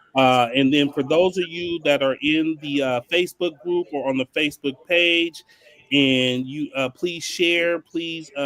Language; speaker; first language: English; native; English